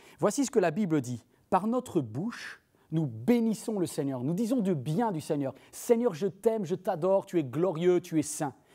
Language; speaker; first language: French; native; French